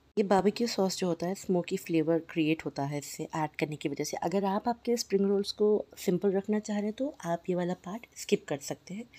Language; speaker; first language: Hindi; non-native, local second language; Urdu